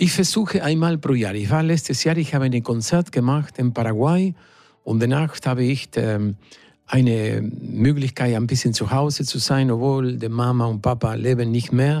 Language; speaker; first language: German; non-native, fluent; Spanish